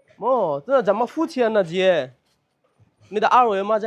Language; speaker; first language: Chinese; non-native, learner; Bangla